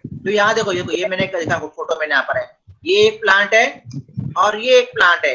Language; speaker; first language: Hindi; non-native, local second language; Marathi